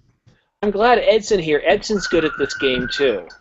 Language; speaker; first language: English; native; English